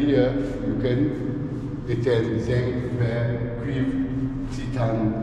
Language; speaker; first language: English; non-native, learner; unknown